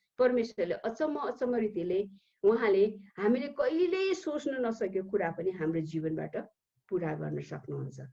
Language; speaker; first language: Nepali; early bilingual, heritage; Nepali